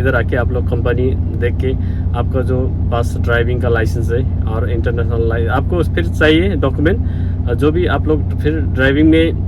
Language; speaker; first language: Hindi; non-native, learner; Nepali